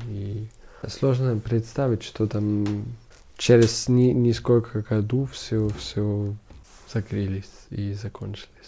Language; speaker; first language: Russian; non-native, learner; German